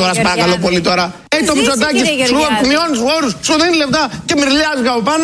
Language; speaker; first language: Greek; native; Greek